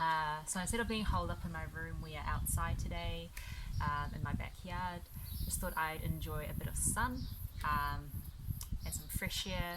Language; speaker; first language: English; early bilingual, other home language; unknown